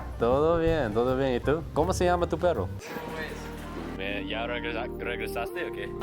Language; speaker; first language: Spanish; non-native, learner; English